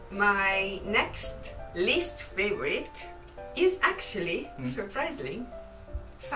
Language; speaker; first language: English; non-native, fluent; Italian